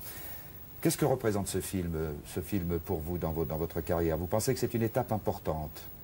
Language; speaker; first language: French; native; French